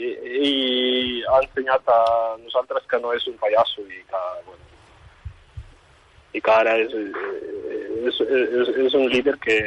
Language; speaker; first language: Catalan; non-native, fluent; Ukrainian